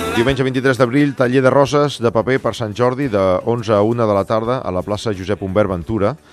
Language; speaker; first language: Catalan; native; Catalan